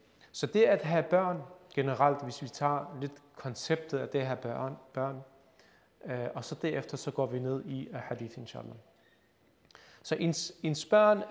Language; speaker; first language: Danish; early bilingual, other home language; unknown